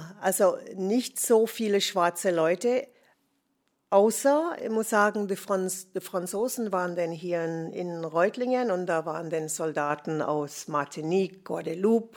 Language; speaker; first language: German; non-native, fluent; English